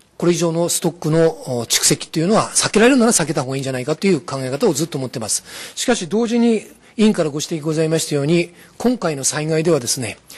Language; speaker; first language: Japanese; native; Japanese